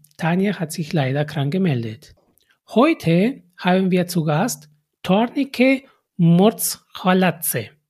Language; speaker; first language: German; non-native, fluent; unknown